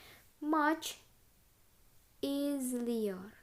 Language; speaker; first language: Turkish; non-native, fluent; Indonesian